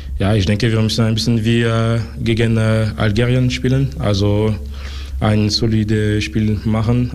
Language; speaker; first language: German; non-native, local second language; French